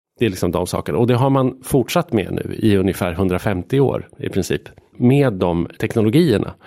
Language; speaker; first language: Swedish; native; Swedish